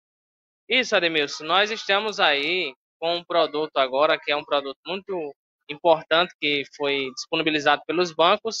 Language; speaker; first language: Portuguese; native; Portuguese